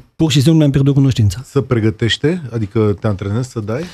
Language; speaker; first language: Romanian; native; Romanian